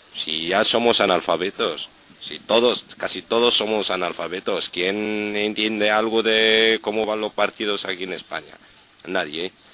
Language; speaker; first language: Spanish; non-native, fluent; Arabic